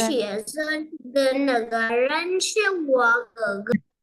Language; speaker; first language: Chinese; non-native, learner; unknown